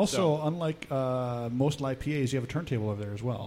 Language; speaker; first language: English; native; English